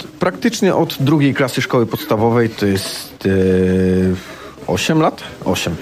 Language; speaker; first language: Polish; native; Polish